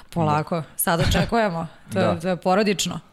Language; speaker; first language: Serbian; native; Serbian